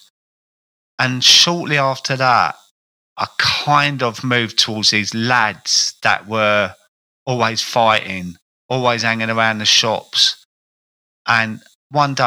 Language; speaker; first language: English; native; English